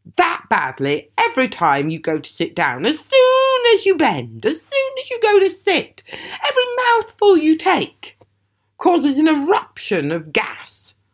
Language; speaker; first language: English; native; English